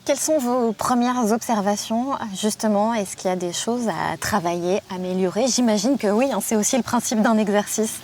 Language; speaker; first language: French; native; French